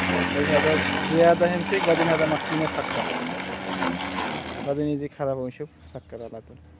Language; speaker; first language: Arabic; non-native, learner; Bangla